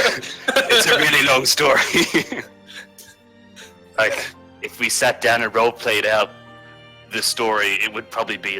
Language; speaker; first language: English; native; English